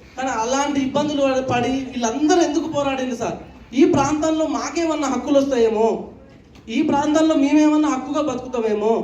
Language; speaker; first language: Telugu; native; Telugu